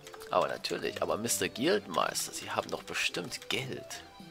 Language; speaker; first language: German; native; German